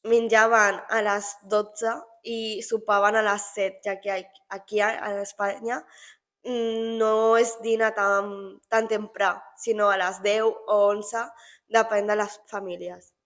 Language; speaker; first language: Catalan; non-native, local second language; Spanish